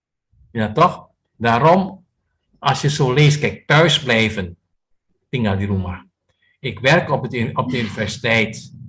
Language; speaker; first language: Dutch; non-native, fluent; Indonesian